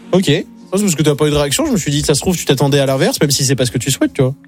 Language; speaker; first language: French; native; French